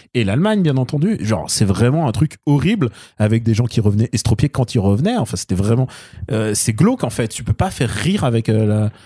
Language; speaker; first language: French; early bilingual, other home language; Russian